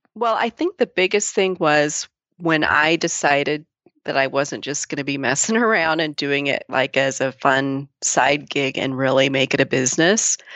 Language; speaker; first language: English; native; English